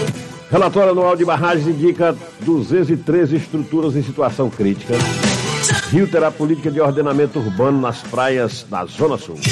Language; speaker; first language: Portuguese; native; Portuguese